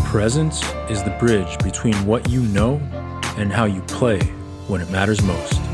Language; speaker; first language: English; native; English